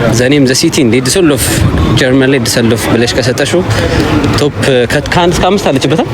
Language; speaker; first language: Amharic; native; Amharic